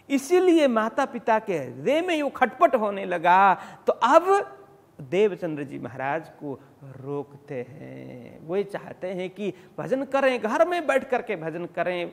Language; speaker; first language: Hindi; native; Hindi